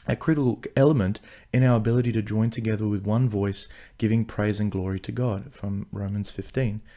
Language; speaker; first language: English; non-native, local second language; Afrikaans